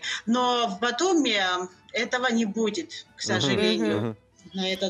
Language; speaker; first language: Russian; non-native, fluent; Georgian